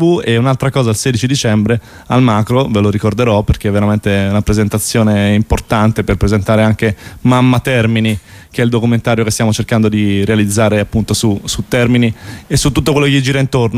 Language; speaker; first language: Italian; native; Italian